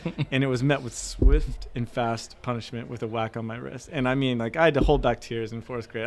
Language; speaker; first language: English; native; English